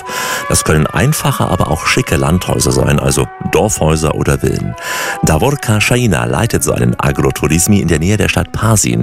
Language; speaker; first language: German; native; German